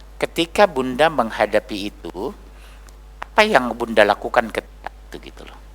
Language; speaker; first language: Indonesian; native; Indonesian